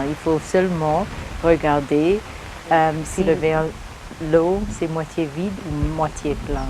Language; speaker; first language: French; early bilingual, heritage; English